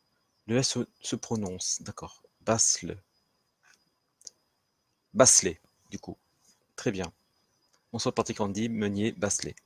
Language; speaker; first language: French; native; French